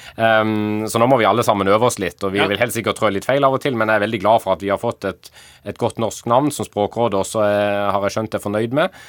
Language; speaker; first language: Norwegian; native; Norwegian